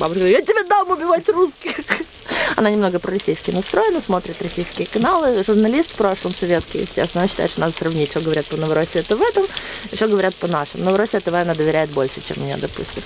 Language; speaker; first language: Russian; native; Russian